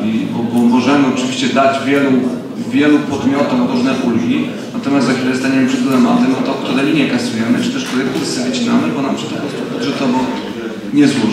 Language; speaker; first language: Polish; native; Polish